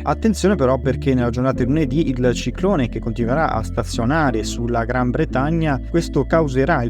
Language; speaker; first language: Italian; native; Italian